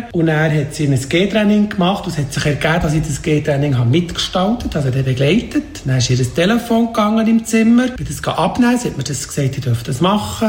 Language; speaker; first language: German; native; German